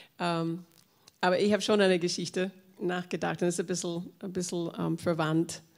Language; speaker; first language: German; non-native, fluent; English